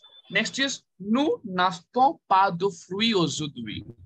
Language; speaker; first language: French; non-native, fluent; Bangla